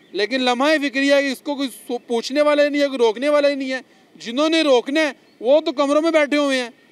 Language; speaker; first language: Urdu; native; Urdu